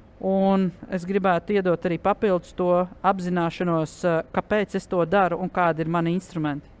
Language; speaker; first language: Latvian; native; Latvian